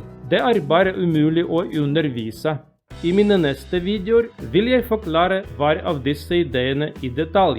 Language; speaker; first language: Norwegian; non-native, learner; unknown